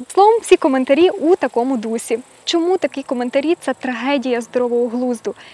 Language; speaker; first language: Ukrainian; native; Ukrainian